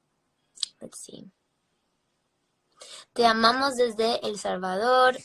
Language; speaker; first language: Spanish; early bilingual, heritage; English